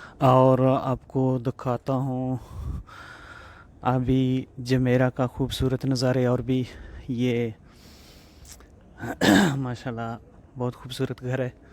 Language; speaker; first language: Hindi; non-native, local second language; Baluchi